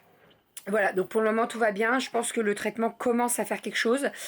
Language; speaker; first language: French; native; French